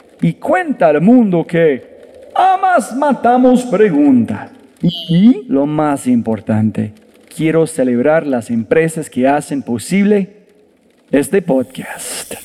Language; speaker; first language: Spanish; non-native, fluent; English